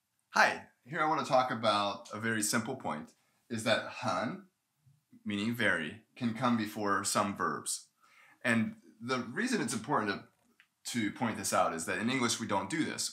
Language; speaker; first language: English; native; English